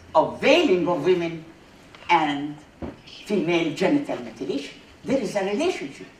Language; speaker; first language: English; non-native, fluent; Arabic